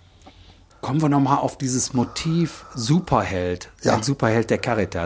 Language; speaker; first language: German; native; German